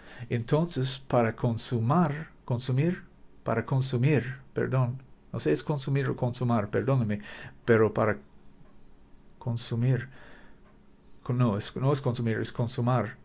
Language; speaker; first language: Spanish; non-native, learner; English